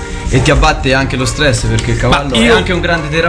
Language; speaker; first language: Italian; native; Italian